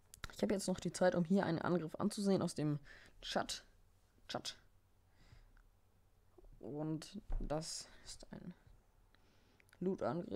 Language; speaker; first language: German; native; German